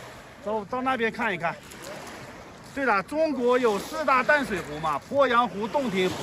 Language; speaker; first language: Chinese; native; Chinese